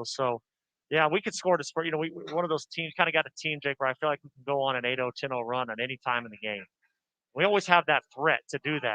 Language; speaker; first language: English; native; English